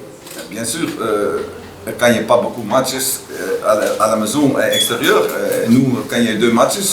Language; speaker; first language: French; non-native, learner; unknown